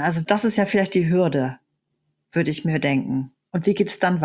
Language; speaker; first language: German; native; German